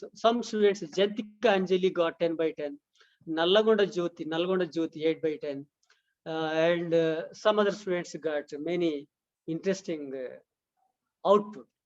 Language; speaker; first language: English; non-native, local second language; Telugu